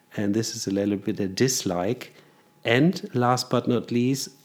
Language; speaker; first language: English; non-native, fluent; German